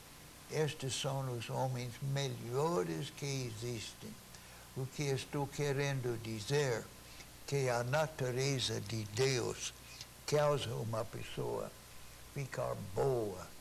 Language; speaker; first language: Portuguese; non-native, fluent; English